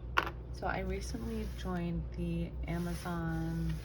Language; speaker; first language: English; native; English